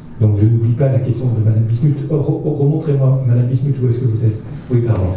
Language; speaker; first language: French; native; French